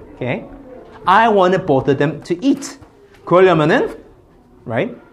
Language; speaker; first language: English; early bilingual, other home language; Korean